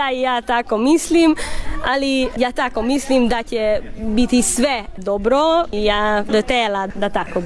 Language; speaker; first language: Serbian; non-native, local second language; Hungarian